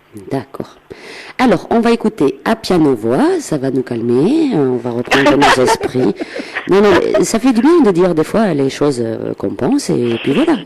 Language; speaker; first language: French; native; French